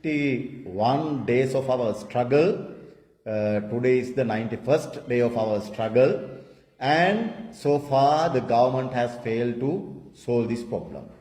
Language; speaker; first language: English; non-native, local second language; Sinhala